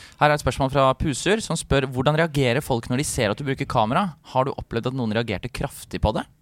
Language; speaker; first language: Norwegian; native; Norwegian